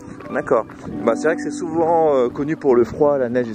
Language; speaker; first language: French; native; French